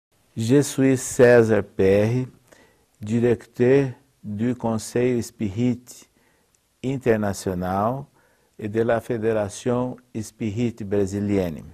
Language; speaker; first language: French; non-native, learner; Portuguese